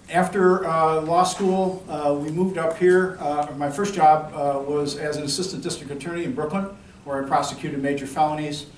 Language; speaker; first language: English; native; English